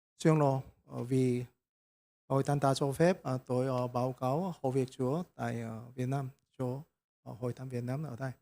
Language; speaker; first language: Vietnamese; non-native, learner; Korean